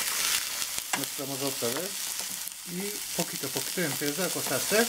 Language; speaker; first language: Spanish; non-native, learner; Turkish